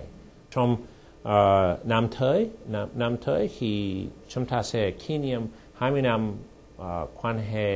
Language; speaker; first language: Vietnamese; non-native, fluent; English